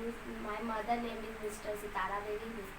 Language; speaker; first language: English; non-native, learner; Hindi